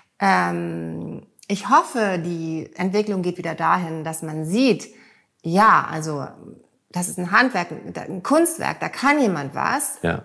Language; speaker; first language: German; early bilingual, heritage; German